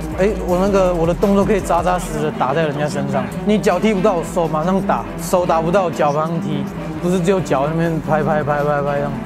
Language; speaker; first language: Chinese; native; Chinese